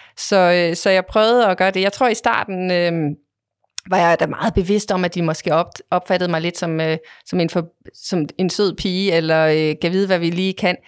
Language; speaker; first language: Danish; native; Danish